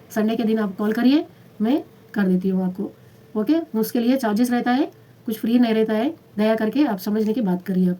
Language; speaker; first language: Hindi; non-native, local second language; Telugu